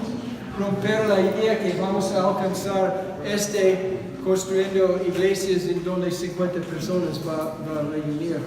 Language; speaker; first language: Spanish; non-native, fluent; English